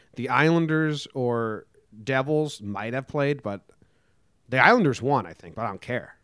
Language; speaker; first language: English; native; English